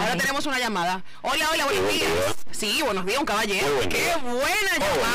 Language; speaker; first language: Spanish; native; Spanish